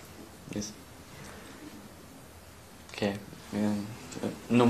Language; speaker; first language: Spanish; non-native, learner; English